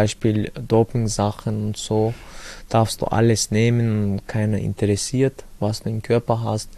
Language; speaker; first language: German; early bilingual, other home language; Chechen